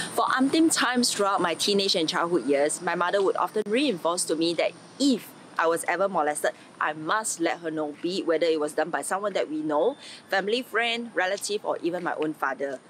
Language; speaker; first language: English; non-native, local second language; Chinese